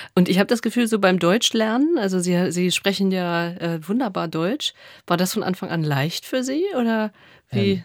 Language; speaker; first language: German; native; German